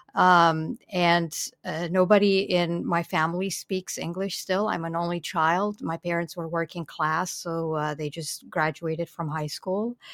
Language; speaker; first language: English; non-native, fluent; Romanian